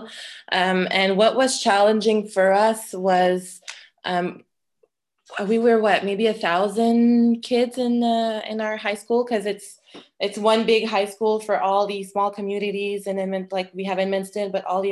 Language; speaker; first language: English; non-native, fluent; French